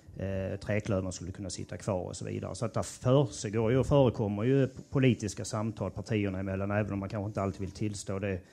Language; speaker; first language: Swedish; native; Swedish